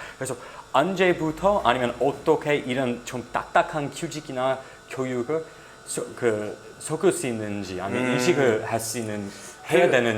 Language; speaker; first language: Korean; non-native, fluent; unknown